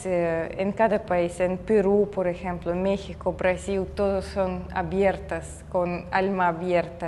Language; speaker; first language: Portuguese; non-native, learner; Russian